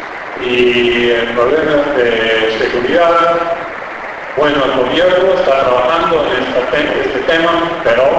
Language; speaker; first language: Spanish; non-native, fluent; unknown